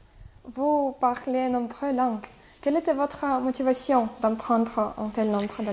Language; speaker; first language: French; non-native, fluent; Russian